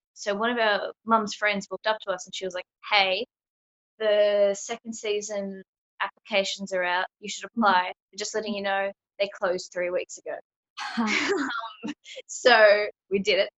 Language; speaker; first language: English; native; English